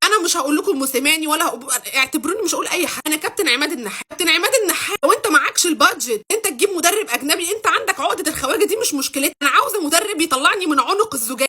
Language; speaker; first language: Arabic; native; Arabic